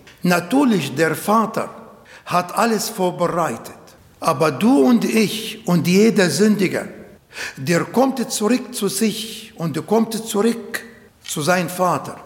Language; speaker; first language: German; non-native, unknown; Arabic